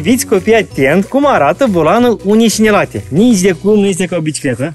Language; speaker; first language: Romanian; native; Romanian